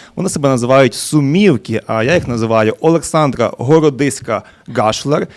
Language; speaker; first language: Ukrainian; native; Ukrainian